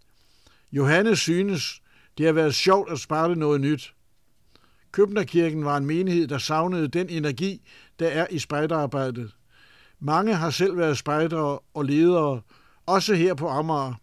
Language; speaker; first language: Danish; native; Danish